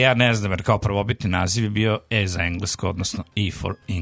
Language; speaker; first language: Serbian; native; Serbian